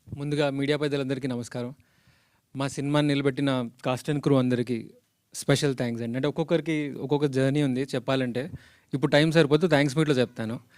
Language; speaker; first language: Telugu; native; Telugu